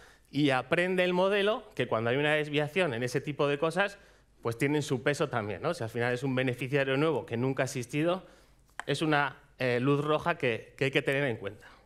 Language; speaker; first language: Spanish; native; Spanish